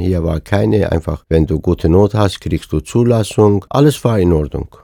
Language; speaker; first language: German; non-native, fluent; Persian